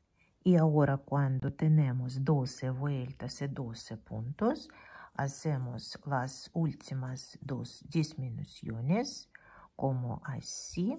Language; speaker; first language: Spanish; non-native, fluent; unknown